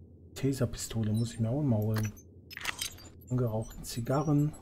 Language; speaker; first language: German; native; German